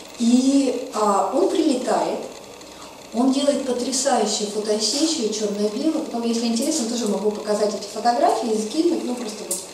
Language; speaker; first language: Russian; native; Russian